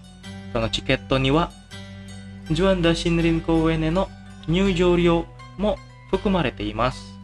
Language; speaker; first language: Japanese; non-native, fluent; Indonesian